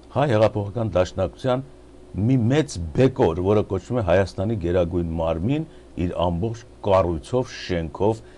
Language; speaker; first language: Armenian; native; Armenian